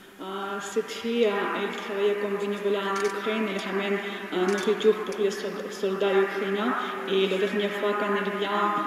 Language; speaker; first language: French; non-native, learner; Ukrainian